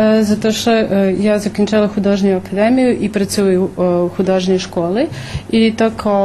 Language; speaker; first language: Ukrainian; early bilingual, heritage; Ukrainian